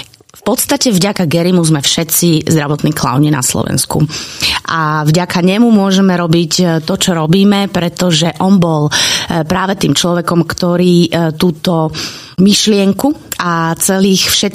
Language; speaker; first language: Slovak; native; Slovak